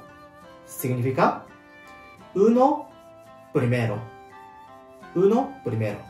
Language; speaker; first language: Spanish; non-native, learner; Japanese